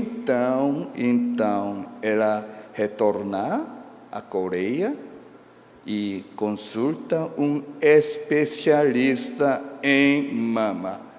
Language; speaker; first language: Portuguese; non-native, fluent; Korean